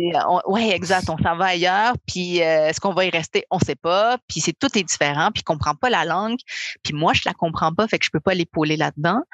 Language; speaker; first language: French; early bilingual, other home language; Spanish